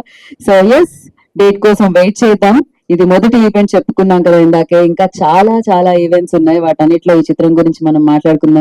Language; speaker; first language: Telugu; native; Telugu